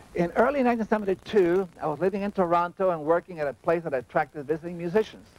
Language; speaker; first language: English; native; English